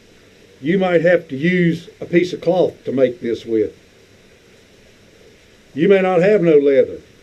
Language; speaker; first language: English; native; English